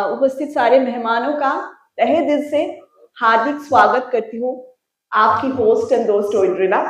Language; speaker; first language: Hindi; non-native, local second language; Bangla